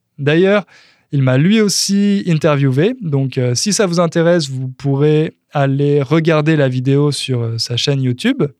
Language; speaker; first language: French; native; French